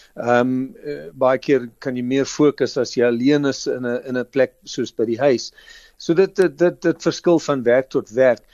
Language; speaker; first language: Afrikaans; native; Afrikaans